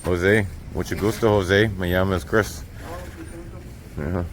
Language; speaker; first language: Spanish; non-native, learner; English